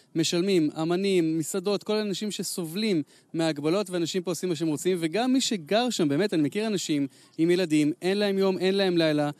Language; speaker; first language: Hebrew; native; Hebrew